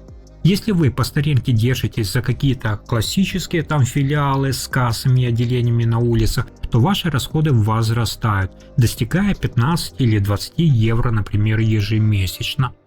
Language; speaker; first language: Russian; native; Russian